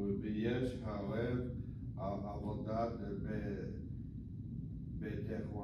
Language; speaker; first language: Hebrew; non-native, learner; English